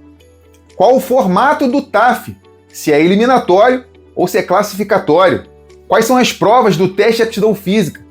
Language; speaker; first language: Portuguese; native; Portuguese